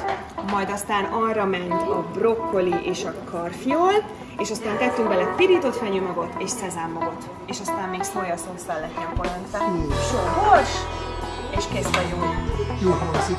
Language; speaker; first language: Hungarian; native; Hungarian